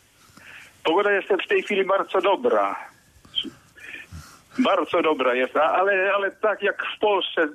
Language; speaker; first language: Polish; non-native, fluent; Finnish